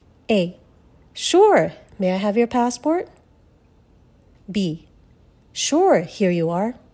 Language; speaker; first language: English; non-native, fluent; Japanese